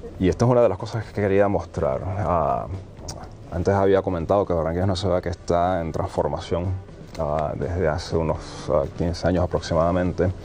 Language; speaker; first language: Spanish; native; Spanish